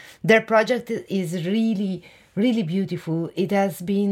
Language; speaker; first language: English; non-native, fluent; Italian